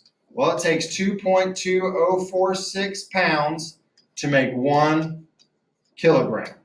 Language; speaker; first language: English; native; English